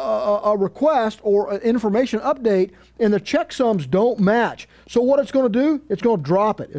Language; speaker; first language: English; native; English